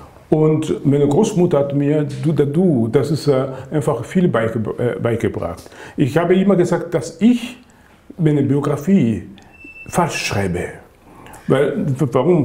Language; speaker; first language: German; non-native, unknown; Lingala